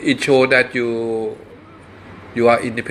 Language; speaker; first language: English; non-native, learner; Thai